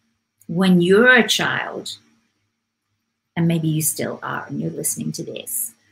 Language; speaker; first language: English; native; English